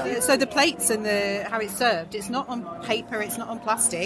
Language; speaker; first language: English; native; English